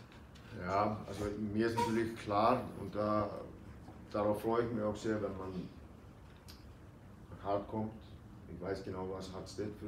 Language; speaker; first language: German; non-native, fluent; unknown